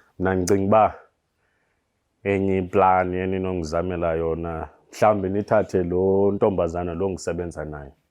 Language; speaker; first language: Zulu; non-native, local second language; Xhosa